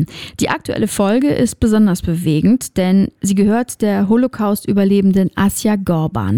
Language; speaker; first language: German; native; German